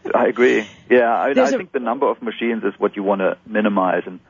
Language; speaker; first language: English; non-native, fluent; German